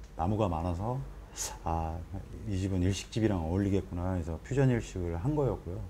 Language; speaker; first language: Korean; native; Korean